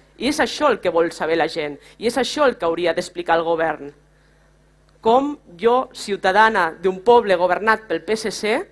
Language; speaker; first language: Catalan; native; Catalan